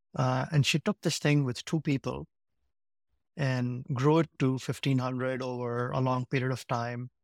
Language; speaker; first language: English; non-native, local second language; Gujarati